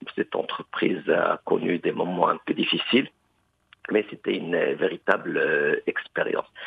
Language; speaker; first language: French; non-native, local second language; Arabic